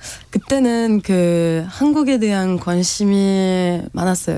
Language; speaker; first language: Korean; non-native, fluent; French